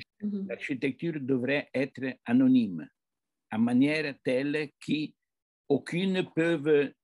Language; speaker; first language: French; non-native, fluent; Italian